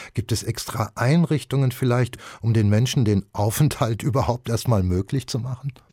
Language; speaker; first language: German; native; German